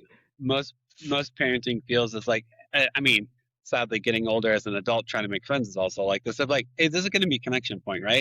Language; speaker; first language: English; native; English